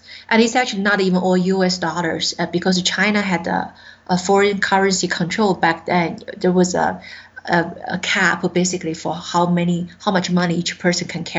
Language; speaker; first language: English; non-native, fluent; Chinese